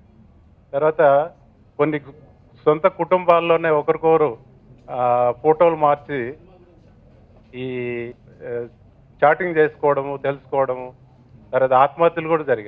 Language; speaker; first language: Telugu; native; Telugu